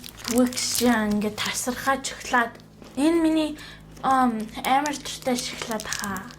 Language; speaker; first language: Mongolian; early bilingual, heritage; Mongolian